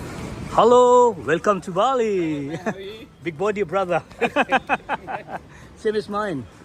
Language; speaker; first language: English; non-native, local second language; Indonesian